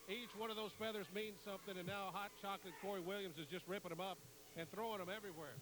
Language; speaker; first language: English; native; English